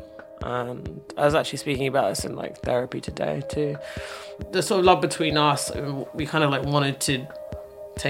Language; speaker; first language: English; native; English